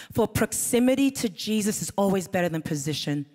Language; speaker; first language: English; native; English